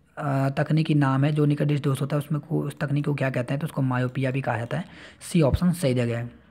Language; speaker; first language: Hindi; native; Hindi